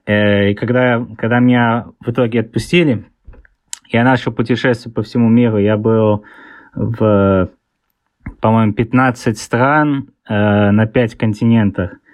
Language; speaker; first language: Russian; early bilingual, heritage; Russian